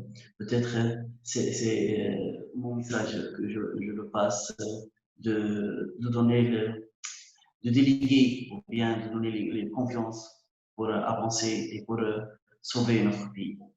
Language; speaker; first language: French; non-native, local second language; Arabic